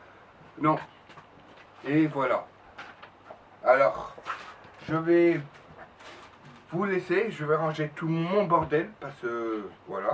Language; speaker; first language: French; native; French